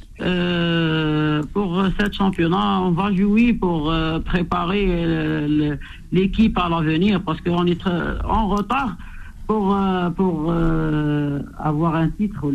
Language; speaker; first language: French; non-native, local second language; Arabic